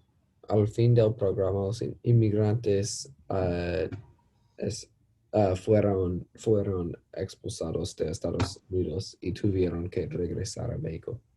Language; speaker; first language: Spanish; non-native, learner; English